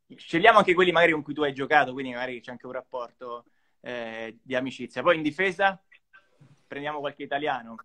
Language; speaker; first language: Italian; native; Italian